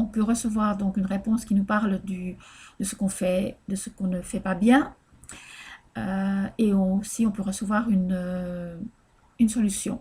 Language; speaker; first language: French; native; French